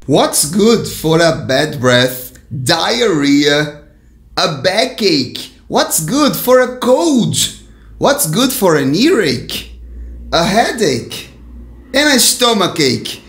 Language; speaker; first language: English; non-native, fluent; Portuguese